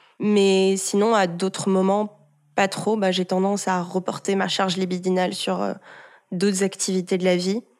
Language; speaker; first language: French; early bilingual, heritage; French